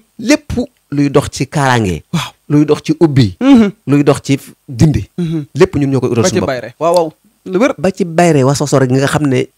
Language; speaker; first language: Wolof; native; Wolof